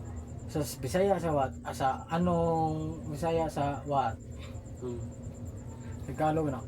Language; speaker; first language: Filipino; non-native, local second language; Cebuano